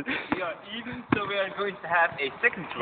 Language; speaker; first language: English; non-native, learner; Dutch